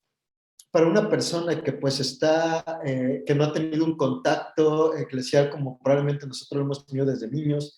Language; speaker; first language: Spanish; native; Spanish